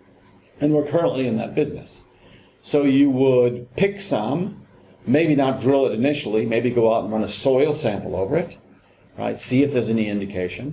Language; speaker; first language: English; native; English